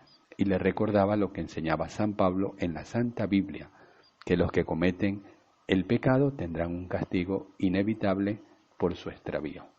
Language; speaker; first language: Spanish; native; Spanish